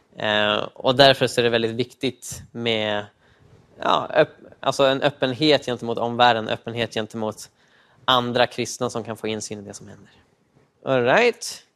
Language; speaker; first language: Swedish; native; Swedish